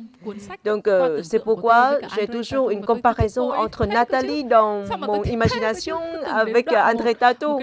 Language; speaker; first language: French; non-native, fluent; Vietnamese